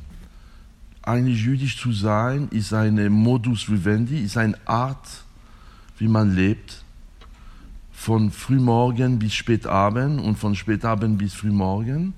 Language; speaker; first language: German; non-native, fluent; French